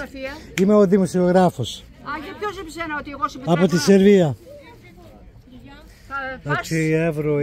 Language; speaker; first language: Greek; non-native, learner; Serbian